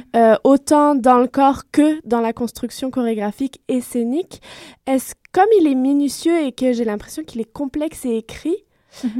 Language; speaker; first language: French; native; French